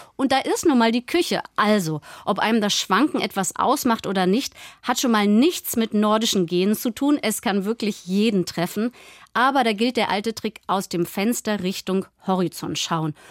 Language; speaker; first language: German; native; German